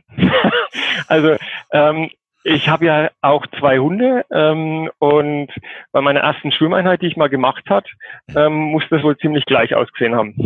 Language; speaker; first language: German; native; German